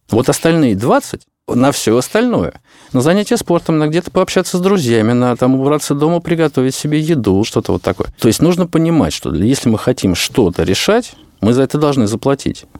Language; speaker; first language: Russian; native; Russian